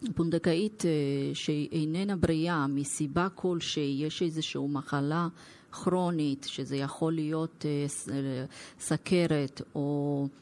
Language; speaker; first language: Hebrew; non-native, fluent; Russian